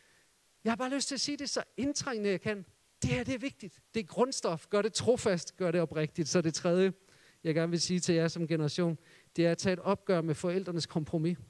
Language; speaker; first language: Danish; native; Danish